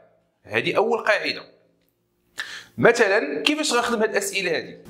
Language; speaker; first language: Arabic; native; Arabic